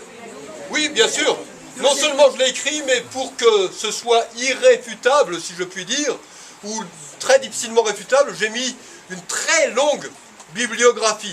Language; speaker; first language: French; native; French